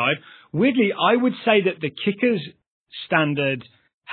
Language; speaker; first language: English; native; English